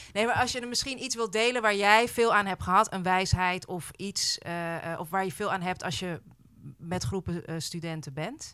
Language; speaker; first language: Dutch; native; Dutch